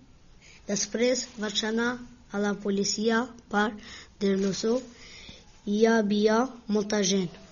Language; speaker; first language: Catalan; non-native, learner; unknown